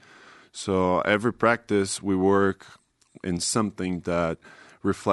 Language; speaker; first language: English; non-native, fluent; Portuguese